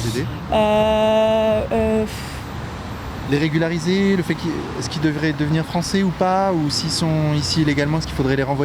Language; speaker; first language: French; native; French